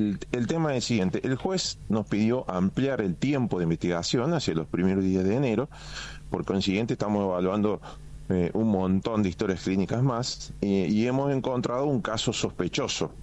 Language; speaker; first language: Spanish; native; Spanish